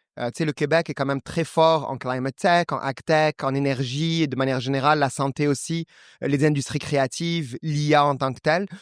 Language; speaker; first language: French; non-native, local second language; Arabic